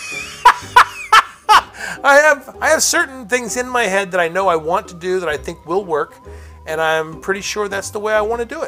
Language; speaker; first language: English; native; English